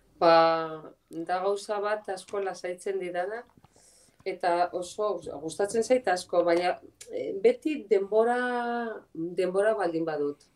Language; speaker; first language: Basque; non-native, local second language; Spanish